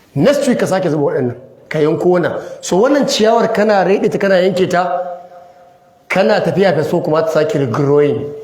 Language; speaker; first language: Hausa; native; Hausa